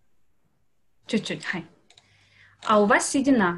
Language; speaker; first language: Russian; non-native, learner; Japanese